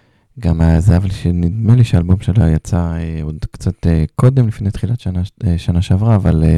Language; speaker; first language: Hebrew; native; Hebrew